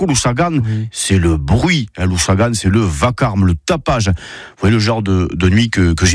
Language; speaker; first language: French; native; French